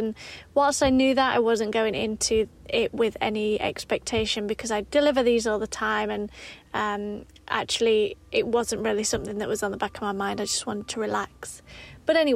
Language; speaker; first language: English; native; English